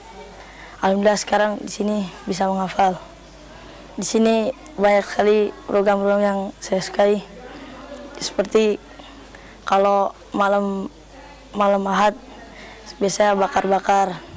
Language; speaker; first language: Indonesian; non-native, local second language; Javanese